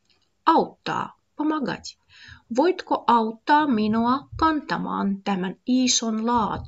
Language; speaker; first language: Finnish; non-native, fluent; Russian